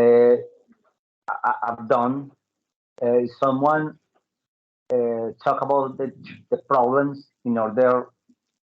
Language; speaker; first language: English; non-native, learner; Spanish